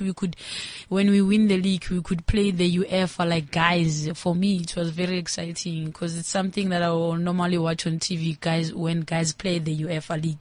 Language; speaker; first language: English; non-native, local second language; Zulu